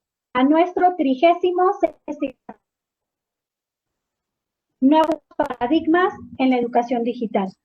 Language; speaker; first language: Spanish; native; Spanish